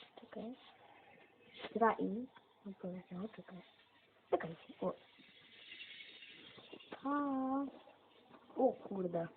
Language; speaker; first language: Polish; native; Polish